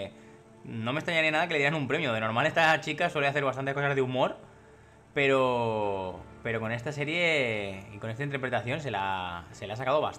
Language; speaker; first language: Spanish; native; Spanish